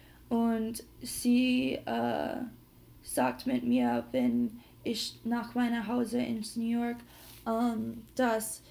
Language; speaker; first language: German; non-native, learner; English